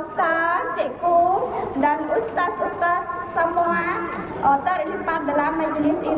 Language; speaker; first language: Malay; non-native, learner; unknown